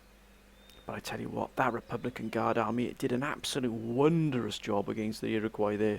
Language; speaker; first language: English; native; English